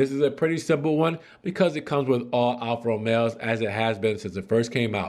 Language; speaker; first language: English; native; English